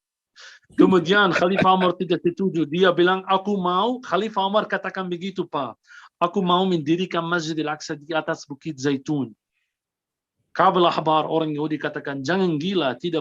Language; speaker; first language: Indonesian; non-native, fluent; Arabic